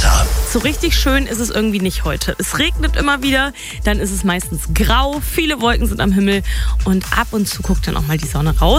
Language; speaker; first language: German; native; German